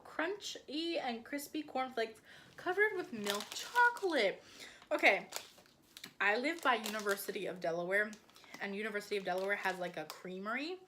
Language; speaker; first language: English; native; English